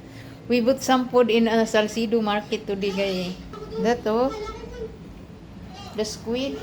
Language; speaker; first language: English; non-native, learner; Filipino